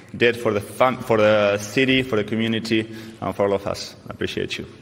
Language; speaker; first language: English; non-native, fluent; Spanish